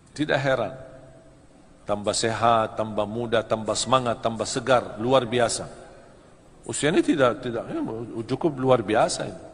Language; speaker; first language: Malay; non-native, fluent; Arabic